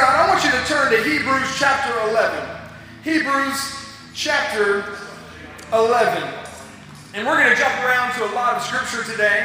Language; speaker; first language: English; native; English